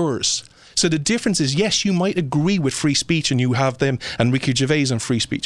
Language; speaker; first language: English; native; English